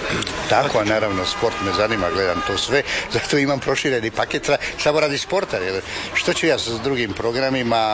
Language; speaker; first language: Serbian; native; Serbian